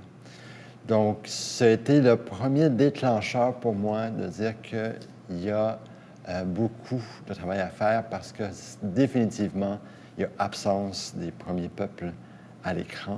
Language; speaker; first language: French; native; French